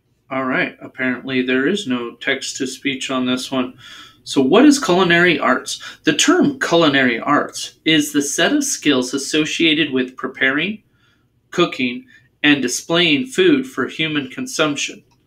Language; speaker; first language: English; native; English